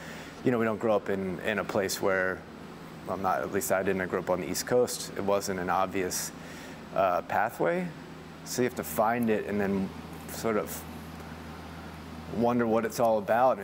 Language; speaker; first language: English; native; English